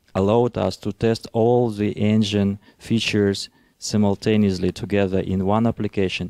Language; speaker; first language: English; non-native, fluent; Russian